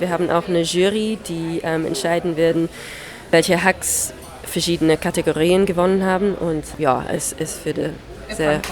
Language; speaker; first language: German; non-native, fluent; English